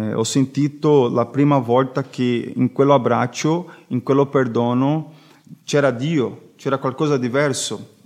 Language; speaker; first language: Italian; non-native, learner; Portuguese